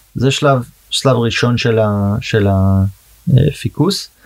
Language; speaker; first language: Hebrew; early bilingual, heritage; Hebrew